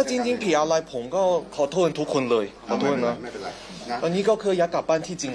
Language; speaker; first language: Thai; non-native, learner; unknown